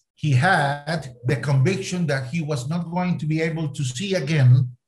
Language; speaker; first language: English; non-native, fluent; Spanish